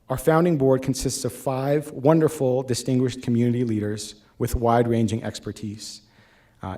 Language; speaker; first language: English; native; English